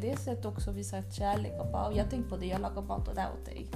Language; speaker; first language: Swedish; early bilingual, other home language; Spanish